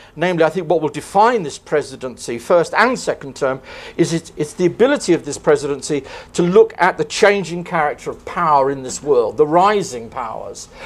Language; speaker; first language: English; native; English